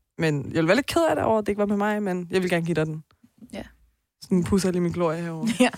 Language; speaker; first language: Danish; early bilingual, other home language; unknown